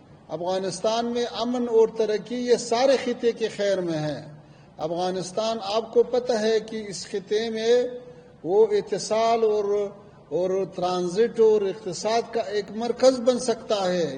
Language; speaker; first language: Hindi; non-native, fluent; Pashto